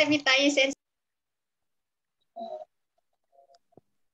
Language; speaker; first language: Japanese; non-native, learner; Indonesian